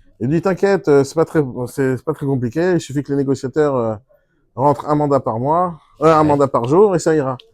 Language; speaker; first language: French; non-native, fluent; Hebrew